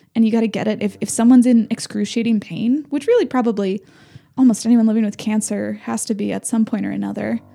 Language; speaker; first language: English; native; English